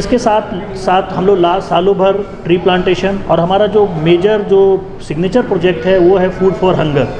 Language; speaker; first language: Hindi; native; Hindi